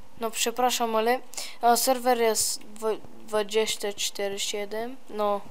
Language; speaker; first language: Polish; early bilingual, heritage; Polish